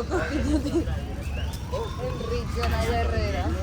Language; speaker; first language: Spanish; native; Spanish